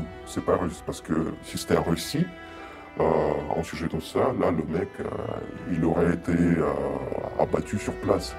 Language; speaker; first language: French; non-native, fluent; Russian